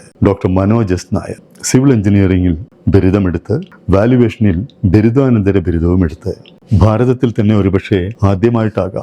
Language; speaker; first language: Malayalam; native; Malayalam